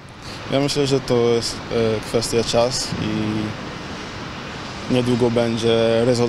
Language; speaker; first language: Polish; non-native, fluent; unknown